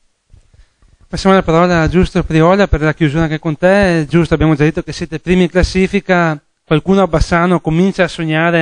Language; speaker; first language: Italian; native; Italian